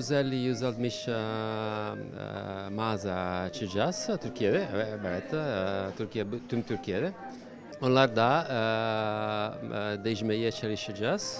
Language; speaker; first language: Turkish; non-native, learner; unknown